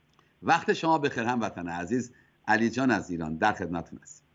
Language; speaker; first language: Persian; native; Persian